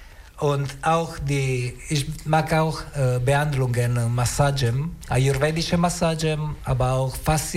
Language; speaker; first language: German; non-native, learner; Italian